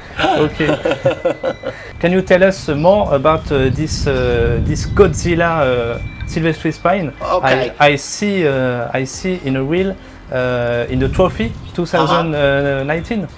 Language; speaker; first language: English; non-native, learner; French